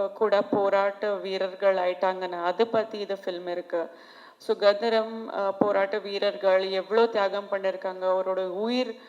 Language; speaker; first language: Tamil; non-native, fluent; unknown